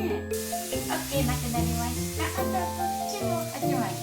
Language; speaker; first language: Japanese; native; Japanese